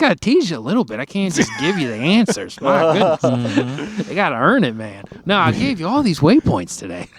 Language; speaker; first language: English; native; English